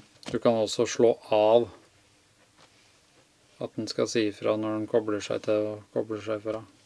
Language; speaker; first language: Norwegian; native; Norwegian